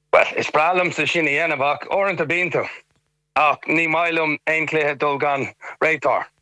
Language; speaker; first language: Irish; non-native, local second language; English